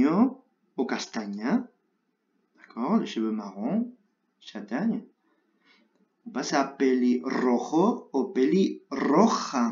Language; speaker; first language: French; non-native, fluent; Spanish